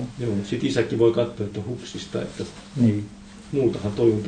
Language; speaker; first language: Finnish; native; Finnish